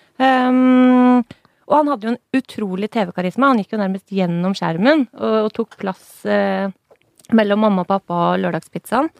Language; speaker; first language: Norwegian; native; Norwegian